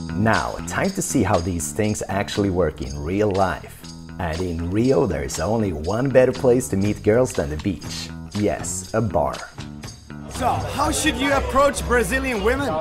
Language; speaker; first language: English; non-native, fluent; Swedish